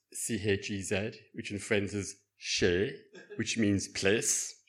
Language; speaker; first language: English; native; English